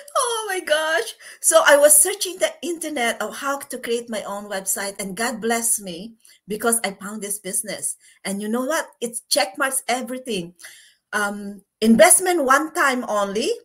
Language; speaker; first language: English; non-native, local second language; Filipino